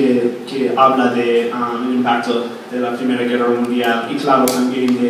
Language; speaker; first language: Spanish; non-native, fluent; English